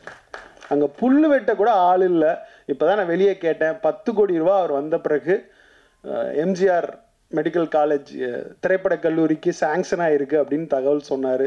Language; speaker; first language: Tamil; native; Tamil